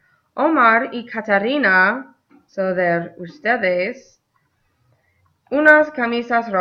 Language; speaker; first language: Spanish; non-native, fluent; English